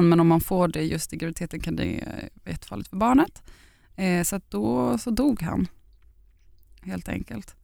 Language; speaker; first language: Swedish; native; Swedish